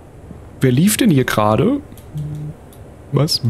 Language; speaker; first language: German; native; German